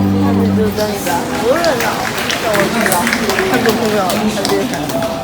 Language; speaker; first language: Chinese; non-native, learner; Filipino